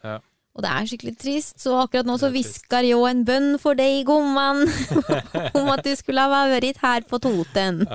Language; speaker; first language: Norwegian; native; Norwegian